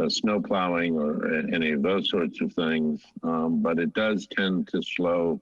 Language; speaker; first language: English; native; English